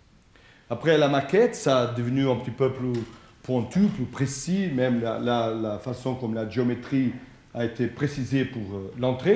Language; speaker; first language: French; non-native, fluent; Portuguese